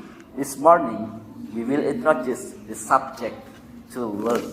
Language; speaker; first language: English; non-native, learner; Indonesian